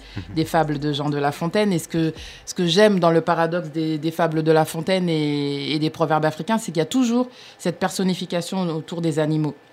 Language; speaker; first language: French; native; French